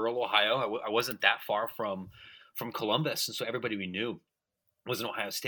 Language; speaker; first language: English; native; English